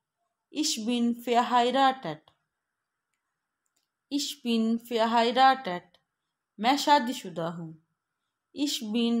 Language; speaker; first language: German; non-native, fluent; Urdu